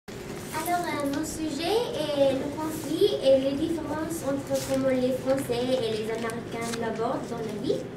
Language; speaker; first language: French; non-native, learner; English